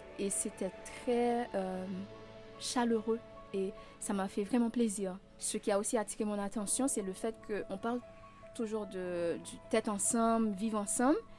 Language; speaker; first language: French; non-native, local second language; Haitian Creole